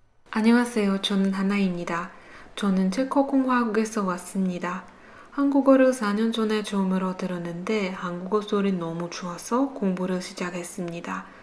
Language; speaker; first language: Korean; non-native, learner; Czech